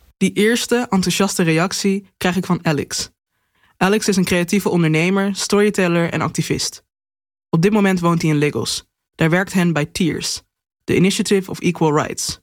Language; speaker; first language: Dutch; native; Dutch